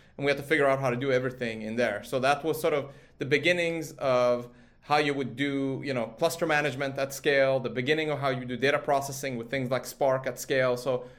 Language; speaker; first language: English; early bilingual, other home language; Swedish